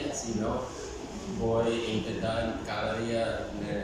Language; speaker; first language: Spanish; early bilingual, heritage; Spanish